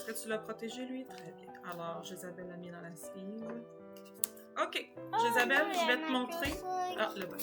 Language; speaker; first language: French; native; French